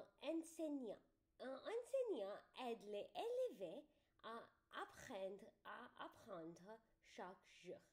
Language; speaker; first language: French; non-native, learner; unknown